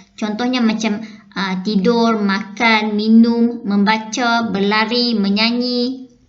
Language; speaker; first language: Malay; native; Malay